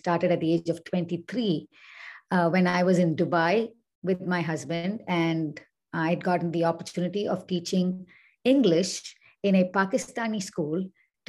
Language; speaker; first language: English; non-native, local second language; Tamil